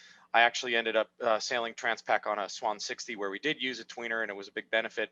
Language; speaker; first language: English; native; English